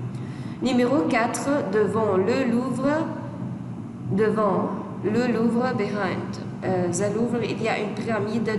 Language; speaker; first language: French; non-native, fluent; Arabic